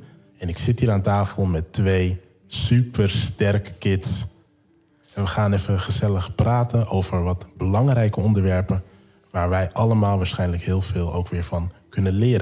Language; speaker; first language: Dutch; native; Dutch